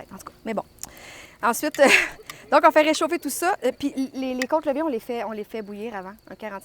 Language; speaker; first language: French; native; French